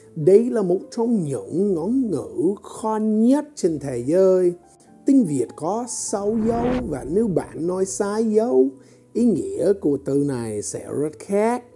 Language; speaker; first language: Vietnamese; non-native, fluent; English